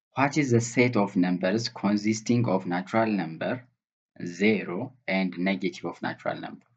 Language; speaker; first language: English; non-native, local second language; Amharic